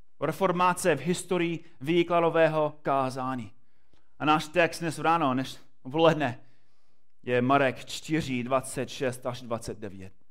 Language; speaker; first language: Czech; non-native, fluent; English